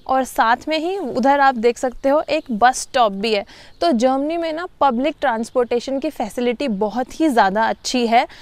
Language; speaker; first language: Hindi; native; Hindi